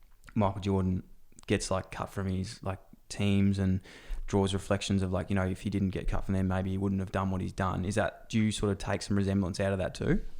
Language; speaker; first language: English; native; English